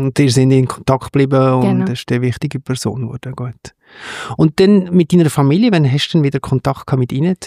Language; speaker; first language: German; native; German